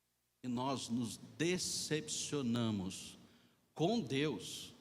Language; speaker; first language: Portuguese; native; Portuguese